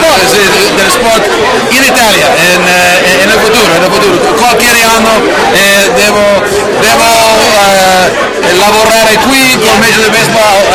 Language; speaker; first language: Italian; non-native, learner; English